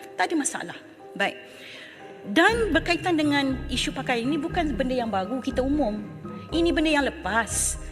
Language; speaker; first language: Malay; native; Malay